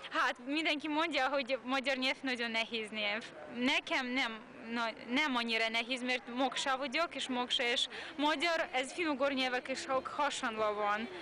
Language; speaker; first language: Hungarian; non-native, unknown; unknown